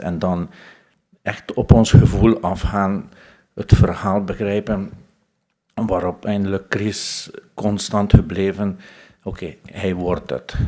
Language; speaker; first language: Dutch; non-native, fluent; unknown